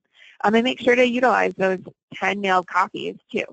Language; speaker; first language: English; native; English